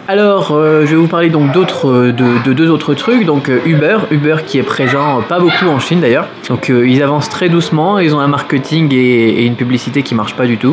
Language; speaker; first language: French; native; French